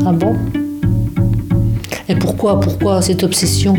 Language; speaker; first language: French; native; French